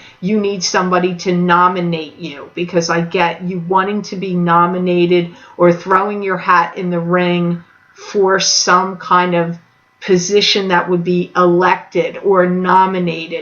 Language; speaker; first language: English; native; English